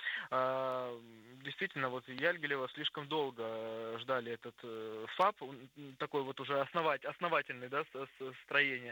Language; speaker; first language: Russian; native; Russian